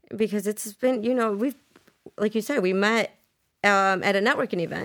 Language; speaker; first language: English; early bilingual, other home language; Spanish